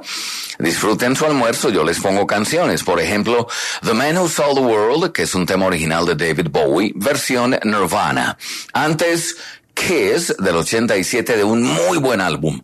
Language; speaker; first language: Spanish; native; Spanish